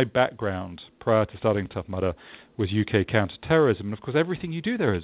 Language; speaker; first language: English; native; English